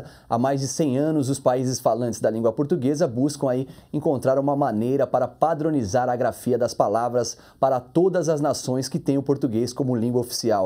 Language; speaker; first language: Portuguese; native; Portuguese